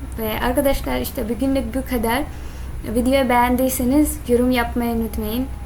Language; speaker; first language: Turkish; non-native, learner; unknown